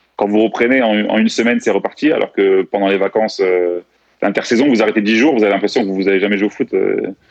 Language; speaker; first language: French; native; French